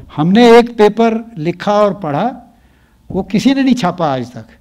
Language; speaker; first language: Hindi; native; Hindi